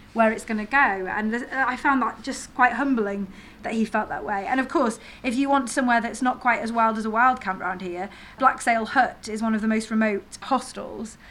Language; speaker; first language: English; native; English